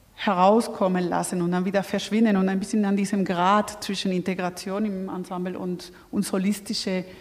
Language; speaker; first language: German; non-native, fluent; Spanish